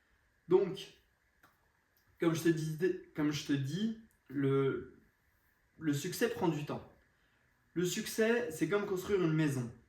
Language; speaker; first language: French; native; French